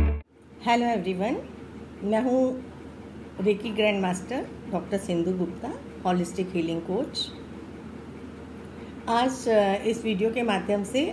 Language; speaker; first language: Hindi; native; Hindi